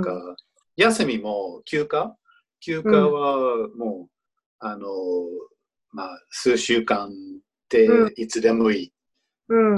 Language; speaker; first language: Japanese; non-native, fluent; English